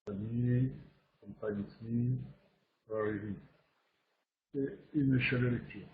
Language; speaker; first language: English; non-native, learner; French